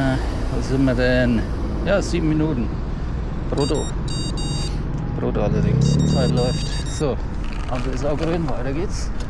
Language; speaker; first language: German; native; German